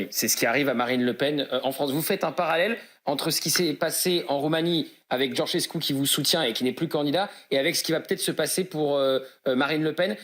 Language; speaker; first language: French; native; French